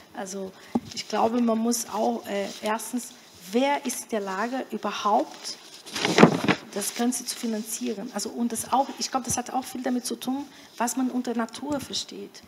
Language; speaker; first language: German; non-native, fluent; Portuguese